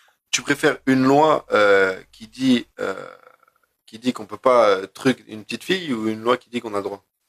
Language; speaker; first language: French; native; French